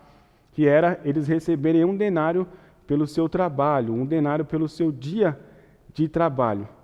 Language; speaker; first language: Portuguese; native; Portuguese